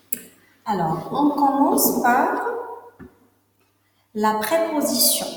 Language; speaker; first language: French; non-native, local second language; Arabic